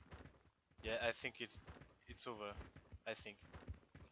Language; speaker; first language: English; non-native, learner; French